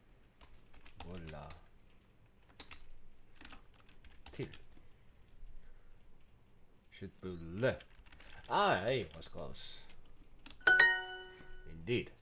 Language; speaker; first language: Swedish; non-native, learner; English